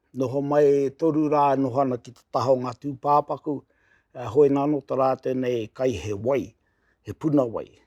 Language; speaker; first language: Māori; native; Māori